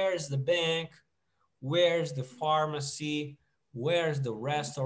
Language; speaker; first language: English; non-native, fluent; Portuguese